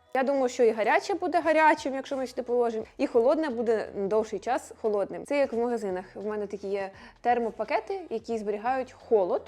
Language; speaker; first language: Ukrainian; non-native, local second language; Russian